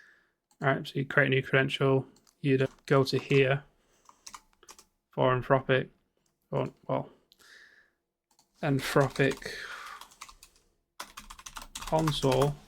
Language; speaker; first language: English; native; English